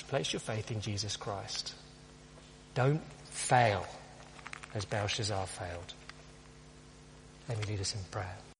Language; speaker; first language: English; native; English